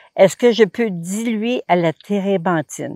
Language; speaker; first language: French; native; French